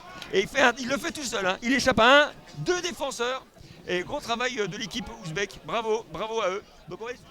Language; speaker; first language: French; native; French